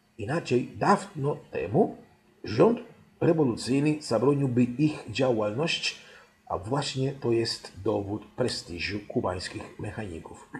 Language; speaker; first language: Polish; non-native, fluent; Spanish